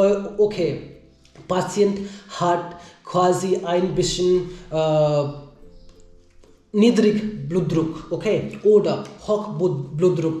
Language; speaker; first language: German; non-native, learner; Hindi